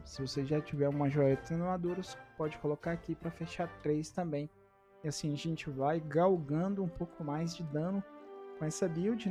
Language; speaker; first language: Portuguese; native; Portuguese